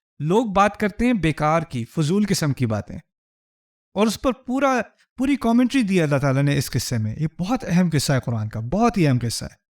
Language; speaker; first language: Urdu; early bilingual, heritage; Urdu